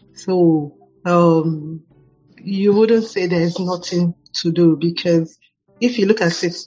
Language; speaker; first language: English; non-native, local second language; Igbo